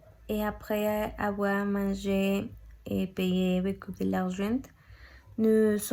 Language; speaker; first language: French; non-native, learner; Spanish